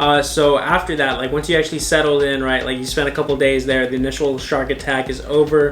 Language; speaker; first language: English; native; English